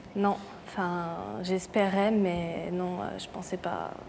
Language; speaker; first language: French; native; French